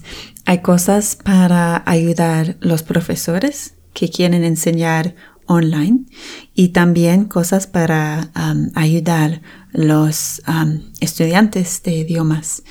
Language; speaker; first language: Spanish; non-native, fluent; English